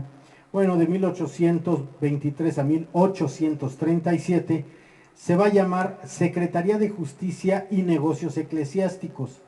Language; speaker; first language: Spanish; native; Spanish